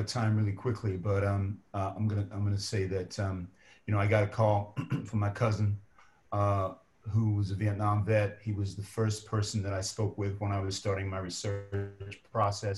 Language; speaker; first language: English; native; English